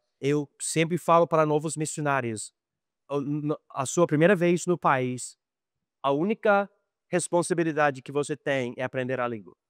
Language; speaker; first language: Portuguese; non-native, fluent; English